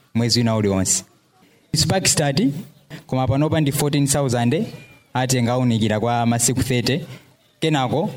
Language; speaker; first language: Nyanja; native; Nyanja